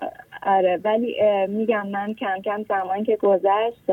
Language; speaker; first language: Persian; native; Persian